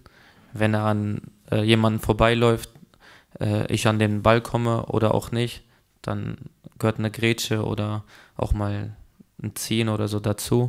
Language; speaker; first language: German; early bilingual, other home language; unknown